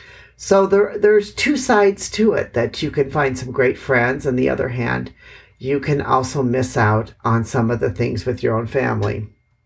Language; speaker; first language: English; native; English